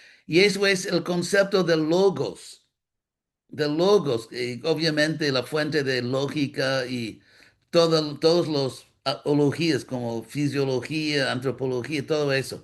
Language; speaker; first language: Spanish; non-native, fluent; English